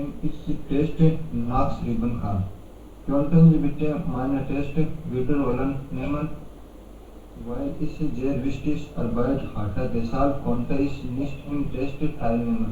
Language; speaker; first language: German; non-native, learner; Hindi